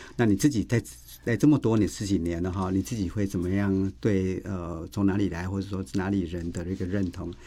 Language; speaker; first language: Chinese; native; Chinese